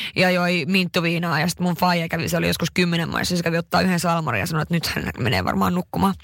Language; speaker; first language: Finnish; early bilingual, heritage; Finnish